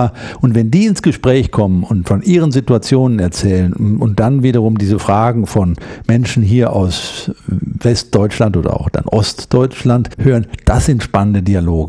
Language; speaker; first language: German; native; German